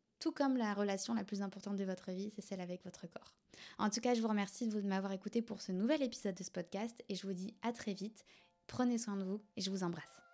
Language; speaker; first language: French; native; French